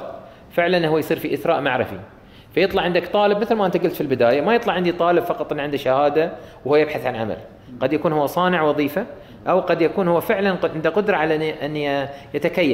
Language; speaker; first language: Arabic; native; Arabic